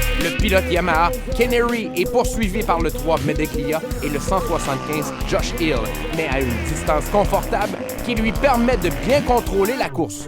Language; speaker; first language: French; native; French